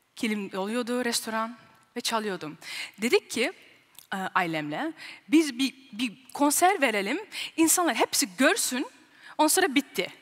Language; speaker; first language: Turkish; early bilingual, heritage; Turkish